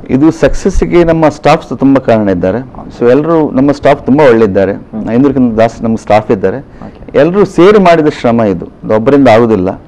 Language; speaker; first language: Kannada; non-native, local second language; Konkani